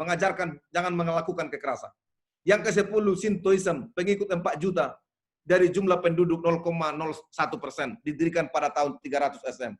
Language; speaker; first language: Indonesian; native; Indonesian